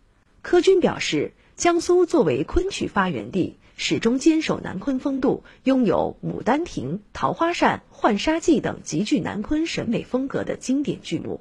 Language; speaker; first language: Chinese; native; Chinese